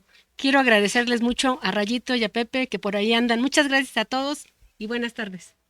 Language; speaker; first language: Spanish; native; Spanish